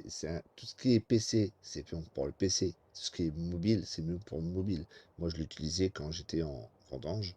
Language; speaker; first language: French; native; French